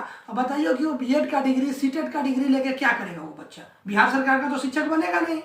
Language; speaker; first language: Hindi; native; Hindi